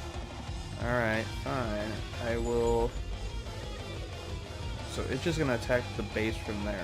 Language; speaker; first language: English; native; English